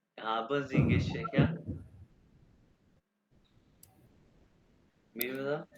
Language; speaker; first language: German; non-native, learner; Urdu